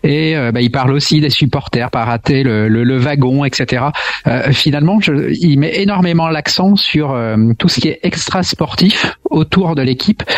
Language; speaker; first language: French; native; French